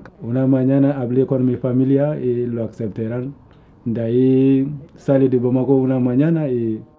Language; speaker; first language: Spanish; non-native, learner; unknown